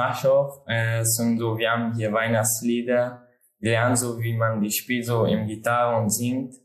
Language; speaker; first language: German; non-native, learner; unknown